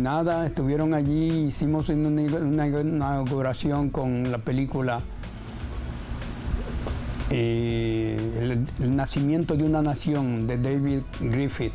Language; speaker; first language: Spanish; native; Spanish